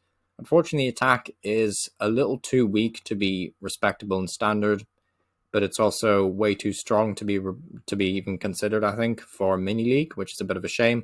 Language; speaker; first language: English; native; English